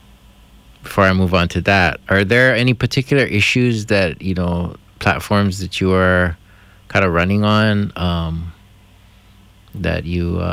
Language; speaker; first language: English; non-native, local second language; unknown